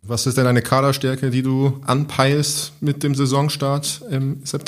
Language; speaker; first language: German; native; German